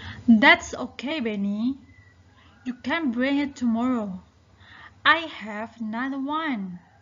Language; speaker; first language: English; non-native, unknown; Indonesian